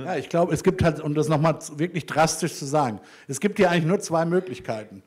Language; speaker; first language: German; native; German